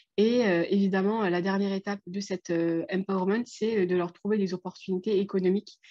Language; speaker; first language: French; native; French